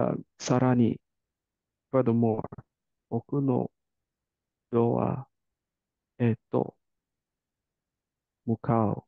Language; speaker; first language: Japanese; non-native, learner; English